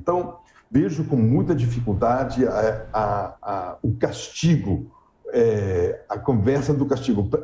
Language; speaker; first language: Portuguese; non-native, fluent; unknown